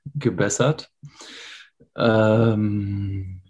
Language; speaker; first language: German; native; German